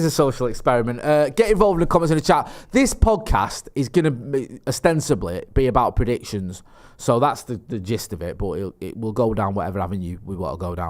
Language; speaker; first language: English; native; English